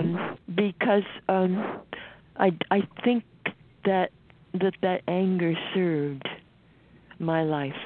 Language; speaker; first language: English; native; English